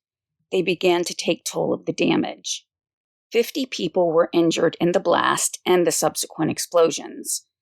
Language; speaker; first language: English; native; English